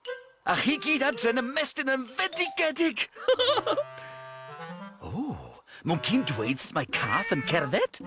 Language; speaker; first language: Welsh; native; Welsh